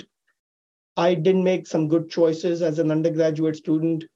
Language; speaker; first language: English; non-native, local second language; Hindi